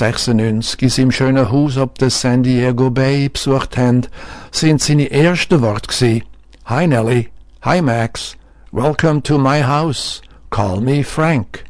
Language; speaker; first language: German; native; German